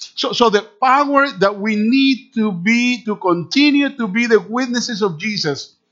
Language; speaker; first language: English; non-native, fluent; Spanish